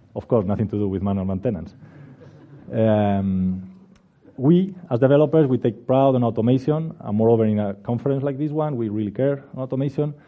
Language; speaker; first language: English; non-native, fluent; Spanish